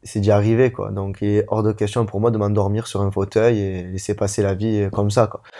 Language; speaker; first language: French; native; French